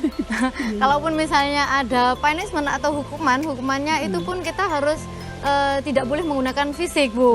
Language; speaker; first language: Indonesian; native; Indonesian